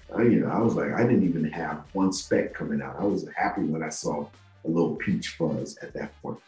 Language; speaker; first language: English; non-native, local second language; Yoruba